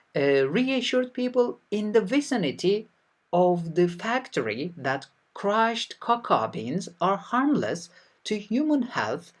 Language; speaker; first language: English; non-native, fluent; Turkish